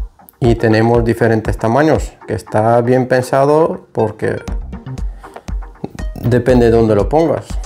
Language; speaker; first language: Spanish; non-native, fluent; Bulgarian